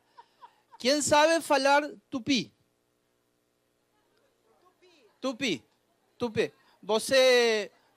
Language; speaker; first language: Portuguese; non-native, learner; Spanish